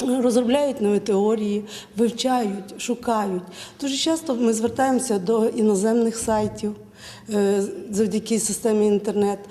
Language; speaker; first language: Ukrainian; native; Ukrainian